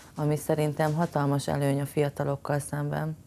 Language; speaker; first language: Hungarian; native; Hungarian